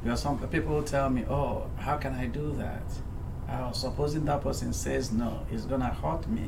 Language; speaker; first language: English; non-native, local second language; Igbo